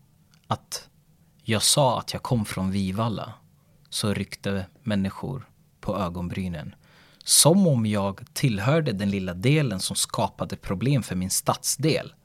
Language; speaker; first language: Swedish; early bilingual, other home language; Lingala